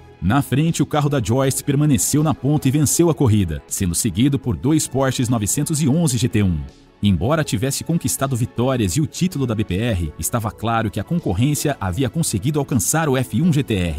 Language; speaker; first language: Portuguese; native; Portuguese